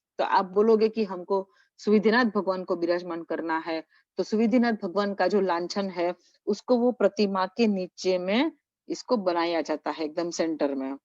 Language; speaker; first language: Hindi; non-native, local second language; Gujarati